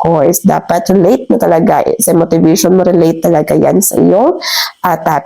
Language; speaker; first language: Filipino; native; Filipino